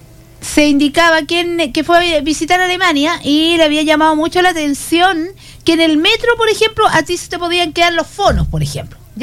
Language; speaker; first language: Spanish; native; Spanish